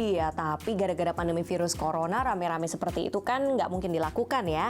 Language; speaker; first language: Indonesian; native; Indonesian